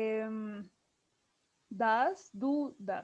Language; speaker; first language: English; non-native, learner; Spanish